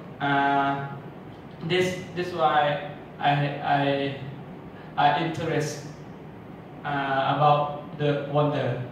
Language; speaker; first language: English; non-native, learner; Thai